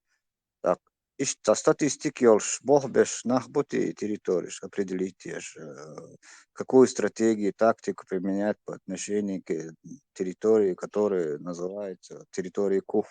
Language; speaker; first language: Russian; non-native, local second language; Chechen